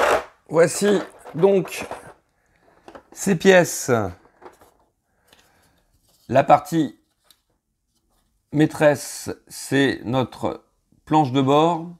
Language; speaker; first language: French; native; French